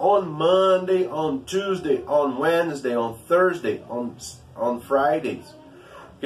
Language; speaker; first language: English; non-native, fluent; Portuguese